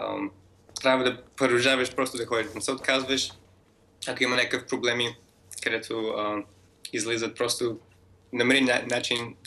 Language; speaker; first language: Bulgarian; early bilingual, heritage; Bulgarian